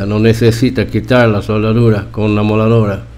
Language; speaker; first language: Spanish; non-native, fluent; Portuguese